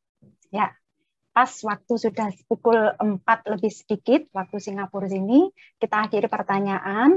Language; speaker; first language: Indonesian; native; Indonesian